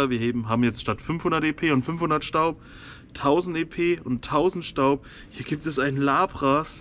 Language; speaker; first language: German; native; German